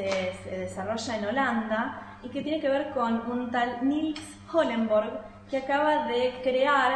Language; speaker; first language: Spanish; native; Spanish